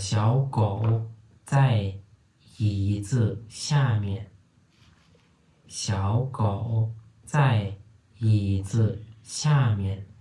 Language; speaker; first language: Chinese; non-native, fluent; Turkmen